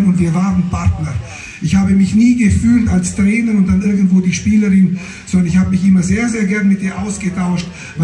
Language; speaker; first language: German; native; German